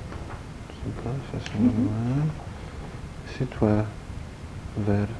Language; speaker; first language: French; non-native, learner; Polish